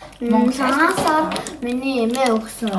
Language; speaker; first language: Mongolian; early bilingual, heritage; Mongolian